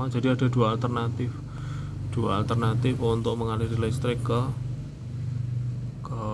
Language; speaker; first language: Indonesian; native; Indonesian